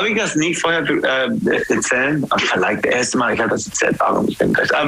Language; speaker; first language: German; non-native, learner; English